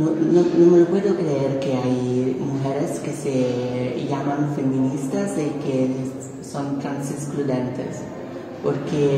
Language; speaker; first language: Spanish; non-native, fluent; Italian